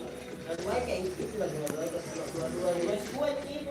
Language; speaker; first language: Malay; non-native, local second language; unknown